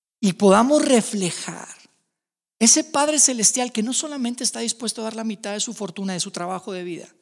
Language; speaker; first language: Spanish; native; Spanish